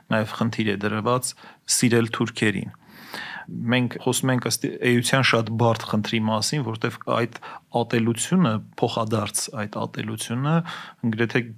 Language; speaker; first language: Armenian; native; Armenian